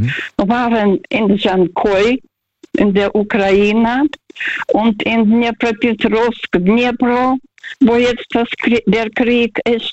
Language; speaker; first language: German; non-native, fluent; Russian